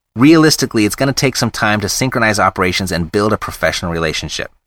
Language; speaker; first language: English; native; English